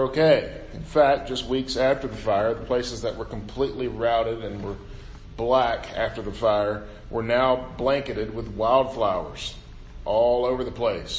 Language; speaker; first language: English; native; English